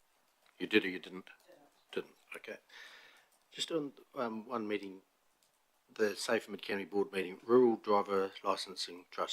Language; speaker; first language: English; native; English